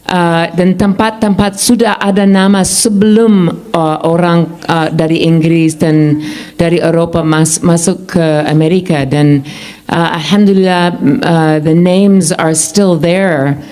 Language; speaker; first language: Indonesian; non-native, fluent; English